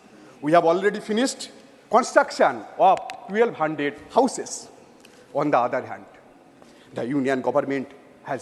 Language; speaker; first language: English; non-native, local second language; Bangla